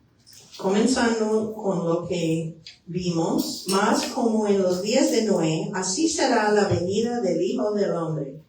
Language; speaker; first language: Spanish; non-native, fluent; English